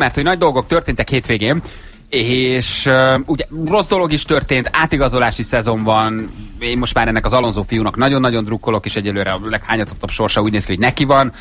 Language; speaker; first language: Hungarian; native; Hungarian